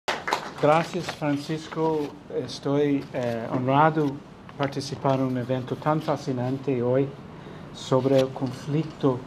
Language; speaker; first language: Spanish; non-native, fluent; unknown